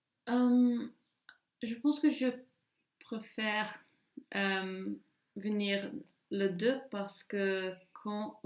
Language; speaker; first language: French; non-native, learner; English